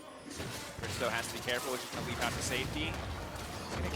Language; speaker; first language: English; native; English